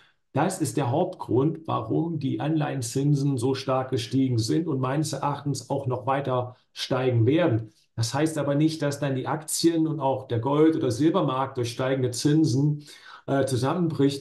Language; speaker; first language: German; native; German